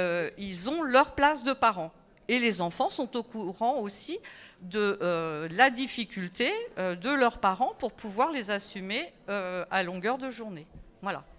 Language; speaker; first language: French; native; French